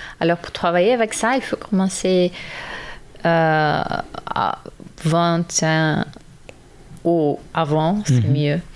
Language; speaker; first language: French; non-native, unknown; Portuguese